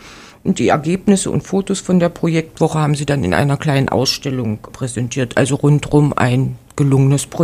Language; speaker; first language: German; native; German